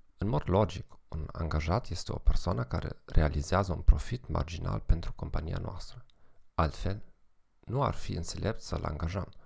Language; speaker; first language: Romanian; non-native, fluent; German